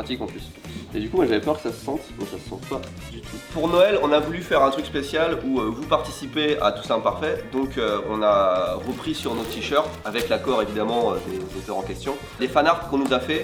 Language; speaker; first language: French; native; French